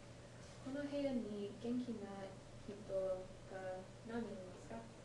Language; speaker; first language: Japanese; non-native, learner; English